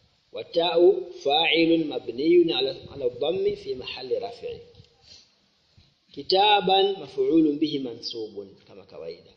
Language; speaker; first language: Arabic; non-native, fluent; Swahili